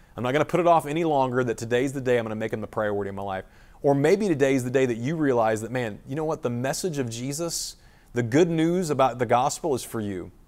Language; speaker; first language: English; native; English